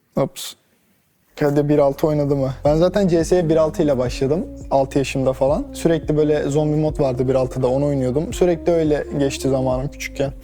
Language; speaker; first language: Turkish; native; Turkish